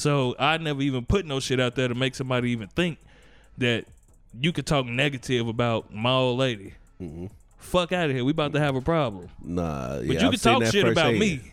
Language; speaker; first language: English; native; English